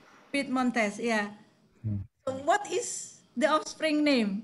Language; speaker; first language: English; non-native, fluent; Indonesian